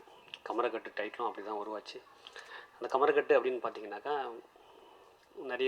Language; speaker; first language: Tamil; native; Tamil